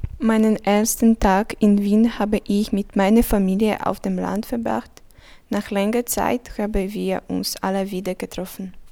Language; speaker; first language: German; non-native, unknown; Ukrainian